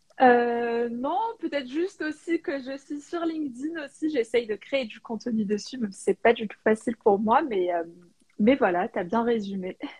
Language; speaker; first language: French; non-native, local second language; Arabic